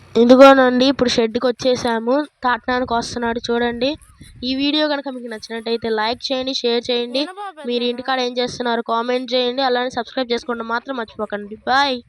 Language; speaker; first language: Telugu; native; Telugu